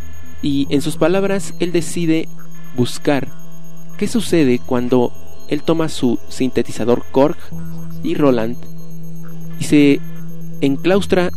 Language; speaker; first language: Spanish; native; Spanish